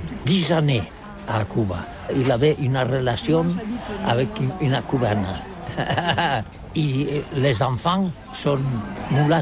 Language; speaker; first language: French; non-native, learner; Catalan